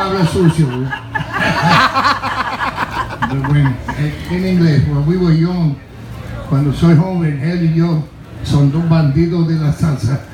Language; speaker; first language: Spanish; non-native, fluent; English